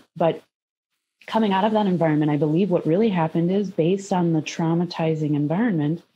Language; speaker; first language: English; native; English